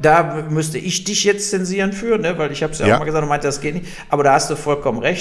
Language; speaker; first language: German; native; German